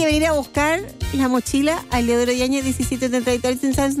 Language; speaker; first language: Spanish; native; Spanish